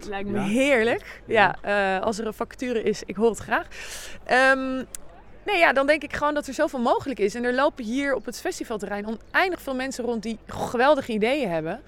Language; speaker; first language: Dutch; native; Dutch